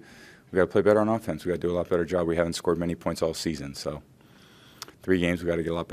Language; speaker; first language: English; native; English